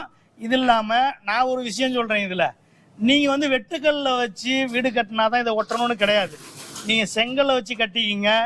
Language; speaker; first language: Tamil; native; Tamil